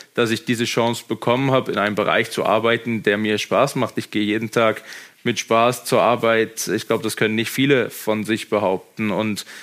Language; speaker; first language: German; native; German